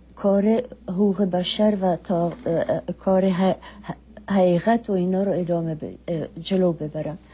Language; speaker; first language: Persian; non-native, fluent; Czech